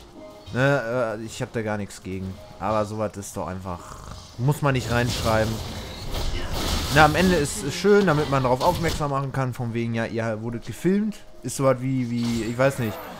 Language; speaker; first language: German; native; German